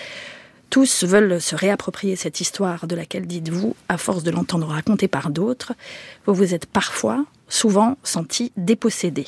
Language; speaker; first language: French; native; French